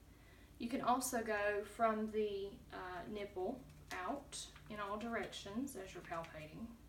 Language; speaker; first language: English; native; English